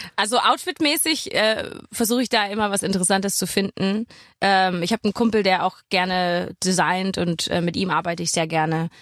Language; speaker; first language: German; non-native, fluent; English